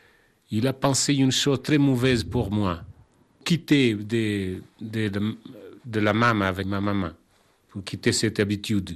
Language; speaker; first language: French; non-native, learner; Kabuverdianu